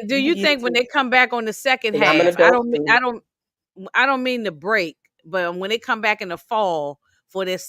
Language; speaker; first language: English; native; English